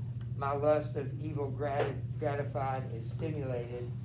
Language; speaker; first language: English; native; English